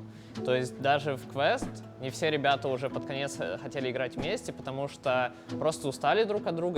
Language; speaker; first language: Russian; native; Russian